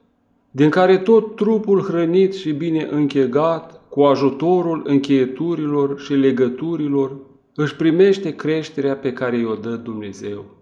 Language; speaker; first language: Romanian; native; Romanian